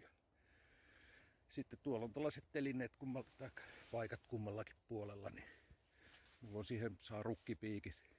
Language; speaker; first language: Finnish; native; Finnish